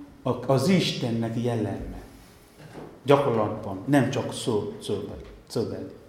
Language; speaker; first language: Hungarian; non-native, fluent; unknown